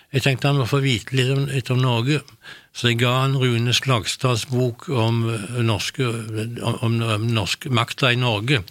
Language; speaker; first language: Norwegian; native; Norwegian